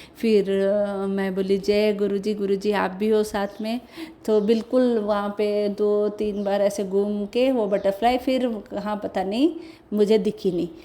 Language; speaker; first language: Hindi; non-native, local second language; Odia